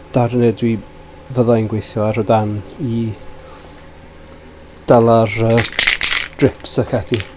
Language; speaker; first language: Welsh; non-native, local second language; English